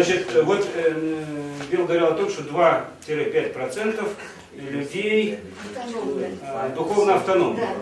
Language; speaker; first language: Russian; native; Russian